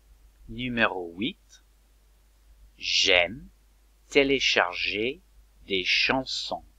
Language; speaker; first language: French; non-native, fluent; English